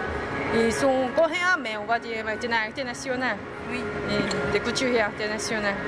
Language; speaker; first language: French; non-native, fluent; Korean